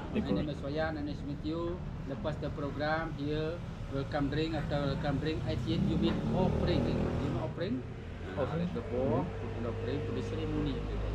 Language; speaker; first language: English; non-native, learner; Indonesian